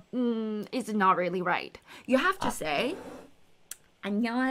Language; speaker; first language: English; non-native, fluent; Korean